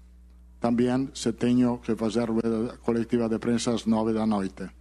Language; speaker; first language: Portuguese; non-native, learner; Spanish